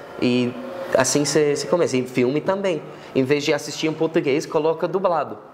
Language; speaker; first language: Portuguese; non-native, fluent; English